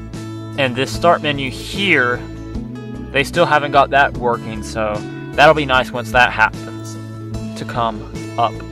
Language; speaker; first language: English; native; English